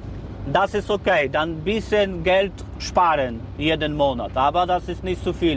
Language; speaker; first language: German; non-native, learner; Polish